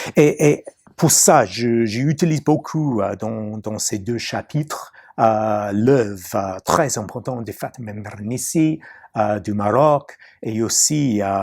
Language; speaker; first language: French; non-native, fluent; English